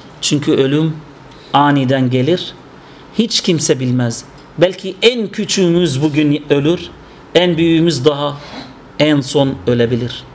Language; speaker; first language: Turkish; non-native, fluent; Arabic